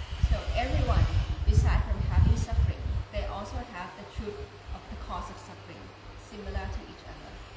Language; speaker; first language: English; non-native, fluent; Thai